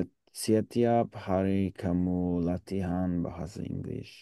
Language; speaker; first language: Indonesian; non-native, learner; English